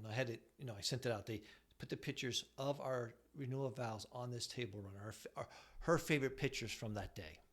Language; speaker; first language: English; native; English